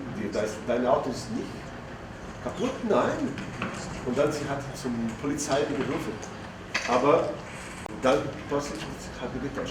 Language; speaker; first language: German; non-native, learner; Portuguese